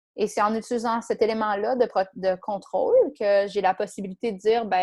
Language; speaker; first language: French; native; French